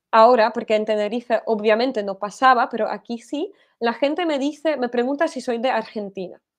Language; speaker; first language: Spanish; non-native, fluent; Polish